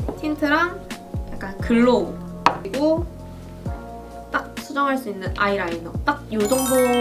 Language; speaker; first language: Korean; native; Korean